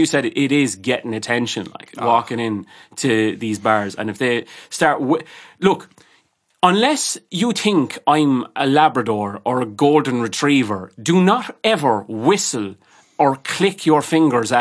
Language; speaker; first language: English; native; English